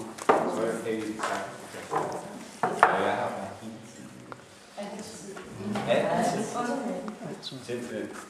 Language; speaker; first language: Danish; native; Danish